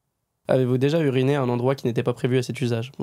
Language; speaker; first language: French; native; French